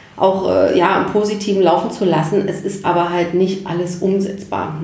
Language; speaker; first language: German; native; German